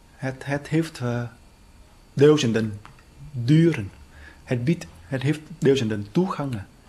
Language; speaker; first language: Dutch; non-native, fluent; Vietnamese